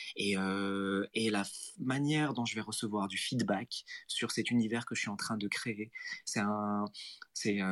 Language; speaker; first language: French; non-native, local second language; Arabic